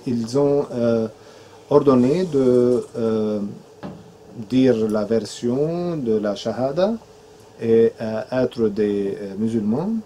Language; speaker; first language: French; non-native, fluent; Arabic